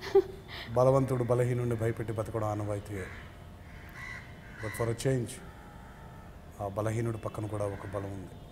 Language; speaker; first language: Telugu; native; Telugu